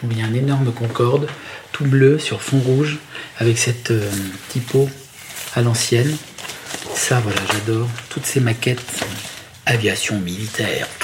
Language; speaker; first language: French; native; French